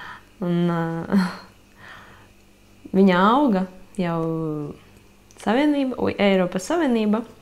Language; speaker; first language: Latvian; non-native, local second language; Russian